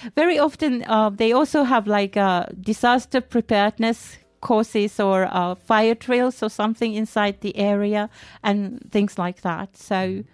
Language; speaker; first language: English; non-native, fluent; Finnish